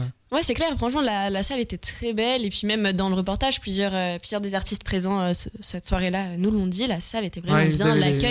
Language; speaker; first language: French; native; French